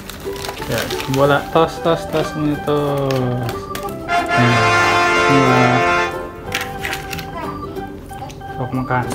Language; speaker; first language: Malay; non-native, local second language; Sundanese